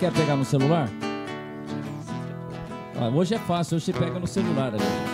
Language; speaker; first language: Portuguese; native; Portuguese